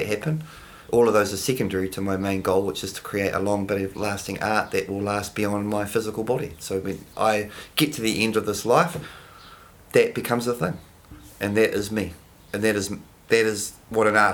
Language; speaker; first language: English; native; English